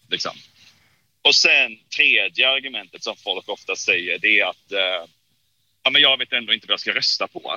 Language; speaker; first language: Swedish; native; Swedish